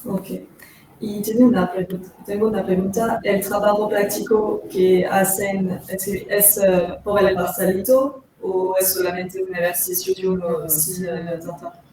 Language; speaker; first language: Spanish; non-native, learner; French